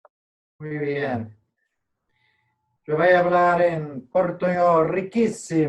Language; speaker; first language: Spanish; non-native, learner; Portuguese